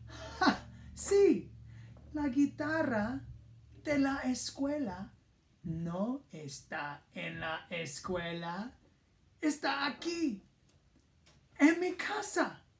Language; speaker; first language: Spanish; non-native, fluent; English